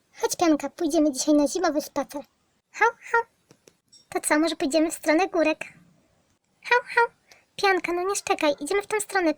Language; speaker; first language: Polish; native; Polish